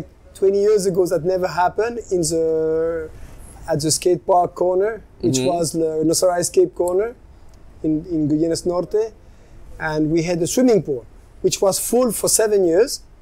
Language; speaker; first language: English; non-native, fluent; French